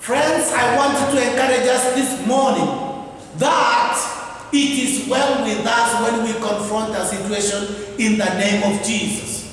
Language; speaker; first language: English; non-native, local second language; Swahili